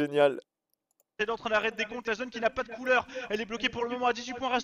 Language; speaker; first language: French; native; French